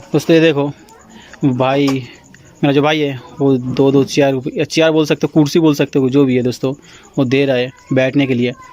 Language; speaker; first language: Hindi; non-native, local second language; Bangla